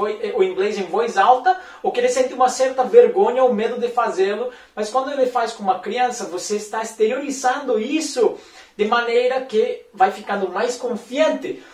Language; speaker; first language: Portuguese; non-native, fluent; Spanish